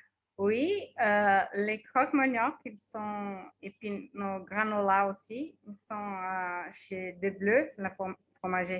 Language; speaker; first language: French; non-native, fluent; Portuguese